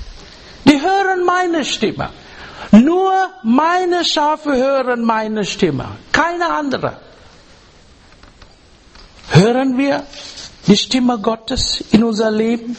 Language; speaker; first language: German; non-native, learner; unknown